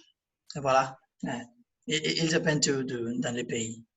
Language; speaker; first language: French; non-native, learner; Spanish